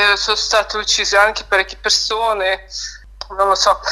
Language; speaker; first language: Italian; non-native, learner; Ukrainian